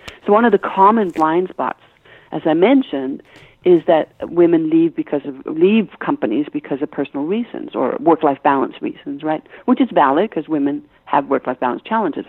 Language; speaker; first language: English; non-native, fluent; Danish